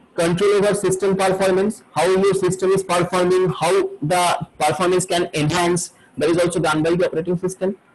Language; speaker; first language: English; non-native, local second language; Bangla